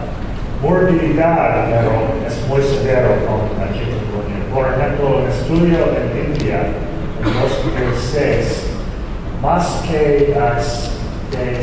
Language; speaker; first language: Spanish; non-native, fluent; English